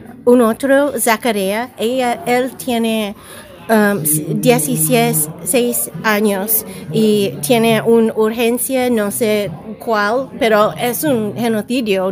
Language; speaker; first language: Spanish; non-native, learner; English